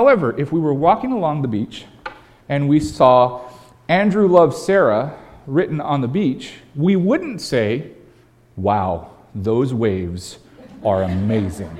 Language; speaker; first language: English; native; English